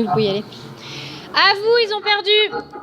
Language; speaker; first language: French; native; French